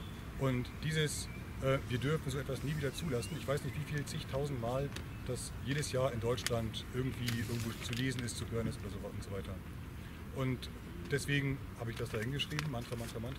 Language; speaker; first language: German; native; German